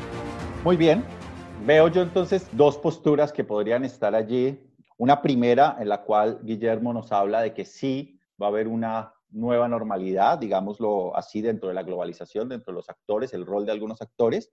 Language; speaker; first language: Spanish; native; Spanish